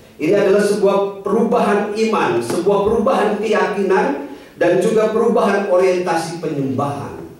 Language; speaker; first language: Indonesian; native; Indonesian